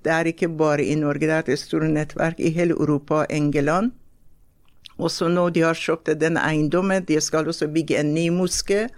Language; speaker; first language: Norwegian; non-native, fluent; Persian